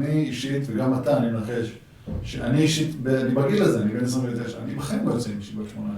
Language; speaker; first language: Hebrew; native; Hebrew